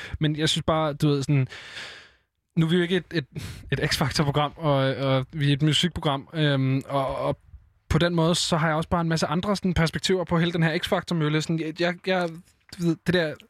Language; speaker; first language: Danish; native; Danish